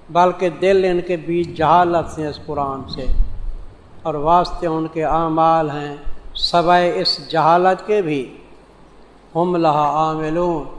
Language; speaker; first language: Urdu; non-native, local second language; Saraiki